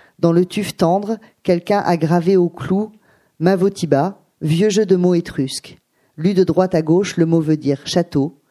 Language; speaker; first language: French; native; French